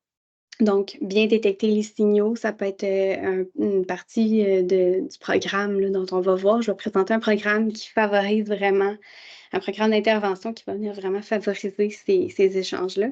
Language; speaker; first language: French; native; French